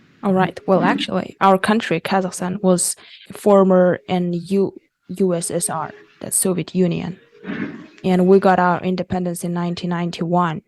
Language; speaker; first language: English; non-native, fluent; Kazakh